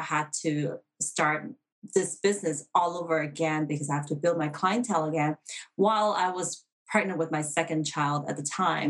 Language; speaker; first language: English; non-native, local second language; Cantonese